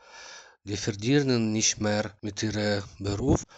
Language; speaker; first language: German; non-native, learner; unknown